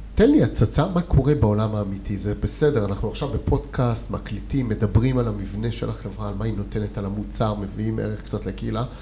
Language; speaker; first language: Hebrew; native; Hebrew